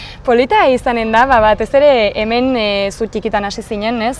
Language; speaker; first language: Basque; native; Basque